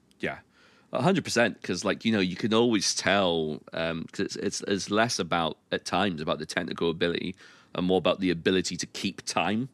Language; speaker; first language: English; native; English